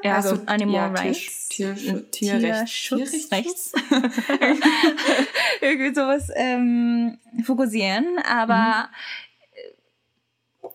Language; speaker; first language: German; non-native, learner; Japanese